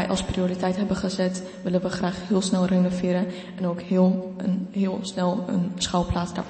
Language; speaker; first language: Dutch; non-native, fluent; Ukrainian